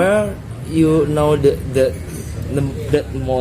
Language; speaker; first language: English; non-native, learner; Indonesian